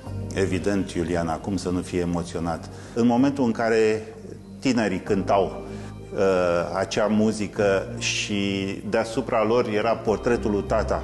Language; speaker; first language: Romanian; native; Romanian